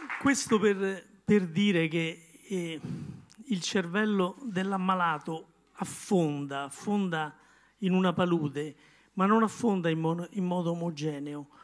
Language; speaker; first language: Italian; native; Italian